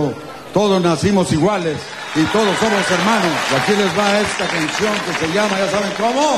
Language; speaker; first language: Spanish; native; Spanish